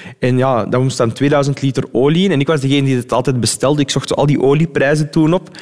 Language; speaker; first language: Dutch; early bilingual, other home language; Arabic